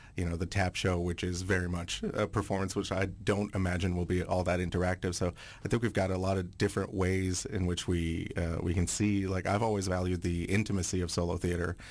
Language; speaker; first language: English; non-native, fluent; French